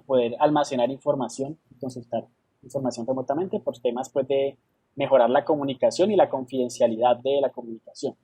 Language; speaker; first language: Spanish; native; Spanish